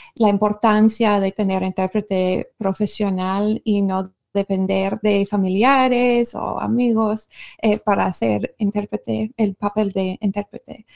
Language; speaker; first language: Spanish; non-native, fluent; English